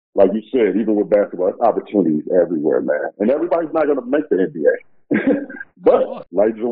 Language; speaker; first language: English; native; English